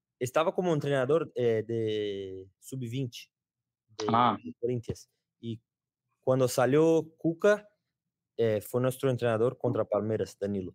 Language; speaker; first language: Spanish; non-native, learner; Portuguese